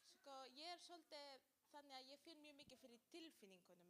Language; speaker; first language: Icelandic; non-native, learner; Spanish